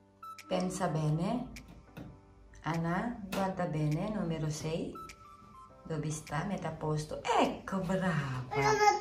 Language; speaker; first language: Italian; non-native, learner; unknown